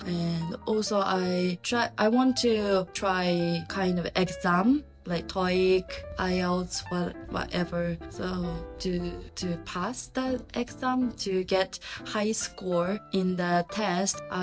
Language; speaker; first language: English; non-native, learner; Japanese